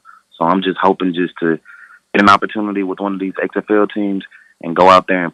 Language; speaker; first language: English; native; English